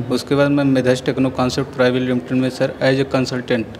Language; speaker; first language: Hindi; native; Hindi